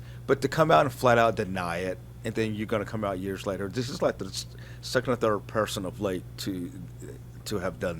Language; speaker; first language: English; native; English